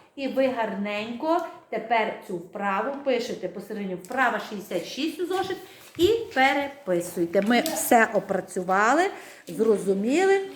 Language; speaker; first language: Ukrainian; native; Ukrainian